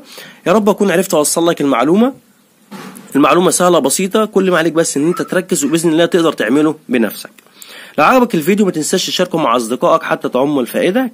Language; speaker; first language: Arabic; native; Arabic